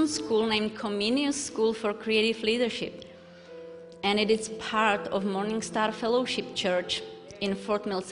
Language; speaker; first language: English; non-native, learner; Czech